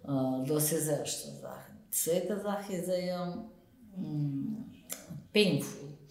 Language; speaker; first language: German; non-native, learner; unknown